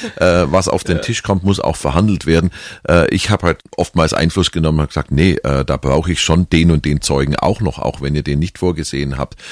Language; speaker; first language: German; native; German